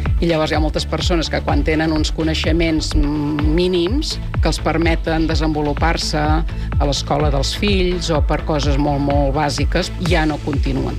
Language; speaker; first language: Catalan; native; Catalan